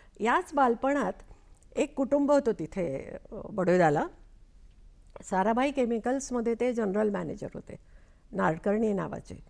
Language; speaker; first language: Marathi; non-native, local second language; Konkani